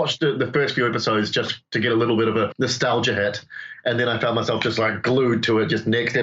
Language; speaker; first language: English; native; English